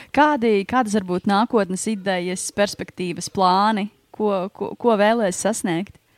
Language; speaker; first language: Latvian; native; Latvian